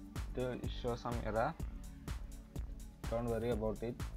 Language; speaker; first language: English; non-native, fluent; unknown